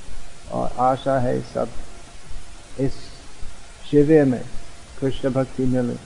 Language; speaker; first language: Hindi; non-native, learner; English